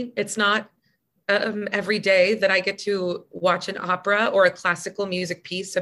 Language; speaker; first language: English; native; English